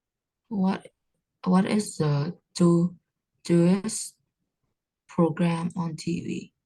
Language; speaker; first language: English; non-native, learner; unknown